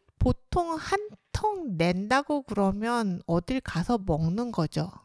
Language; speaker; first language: Korean; native; Korean